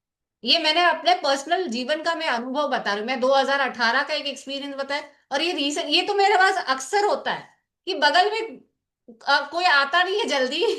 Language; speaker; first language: Hindi; native; Hindi